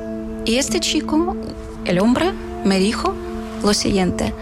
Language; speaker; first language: Spanish; non-native, fluent; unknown